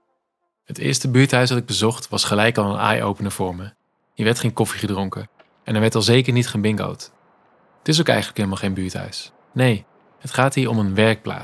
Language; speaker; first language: Dutch; native; Dutch